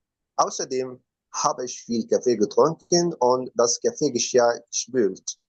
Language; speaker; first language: German; non-native, learner; Arabic